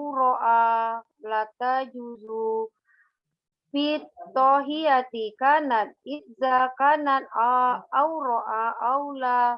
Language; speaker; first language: Arabic; non-native, learner; Indonesian